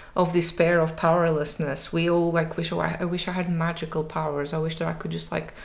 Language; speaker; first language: English; non-native, fluent; Portuguese